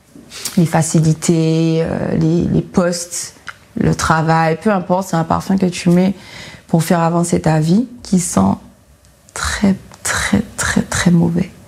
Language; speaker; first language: French; native; French